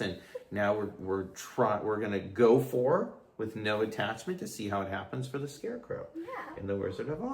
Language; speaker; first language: English; native; English